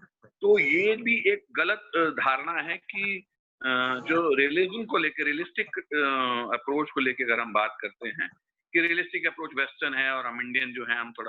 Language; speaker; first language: Hindi; native; Hindi